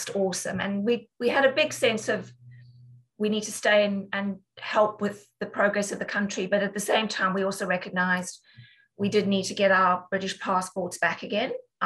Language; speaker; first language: English; native; English